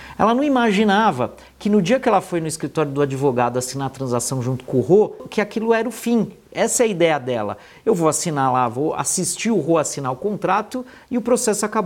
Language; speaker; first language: Portuguese; native; Portuguese